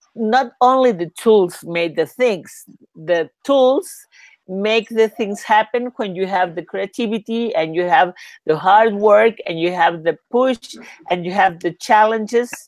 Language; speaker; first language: English; non-native, learner; Spanish